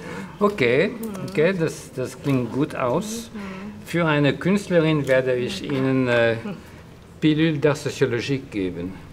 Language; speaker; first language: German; non-native, fluent; French